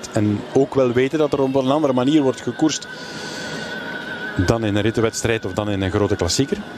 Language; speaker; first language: Dutch; native; Dutch